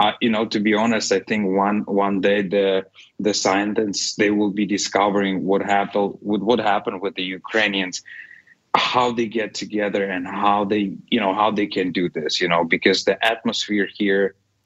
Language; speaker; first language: English; non-native, fluent; Ukrainian